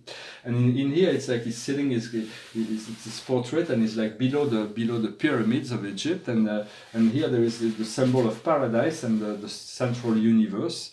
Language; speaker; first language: English; non-native, fluent; French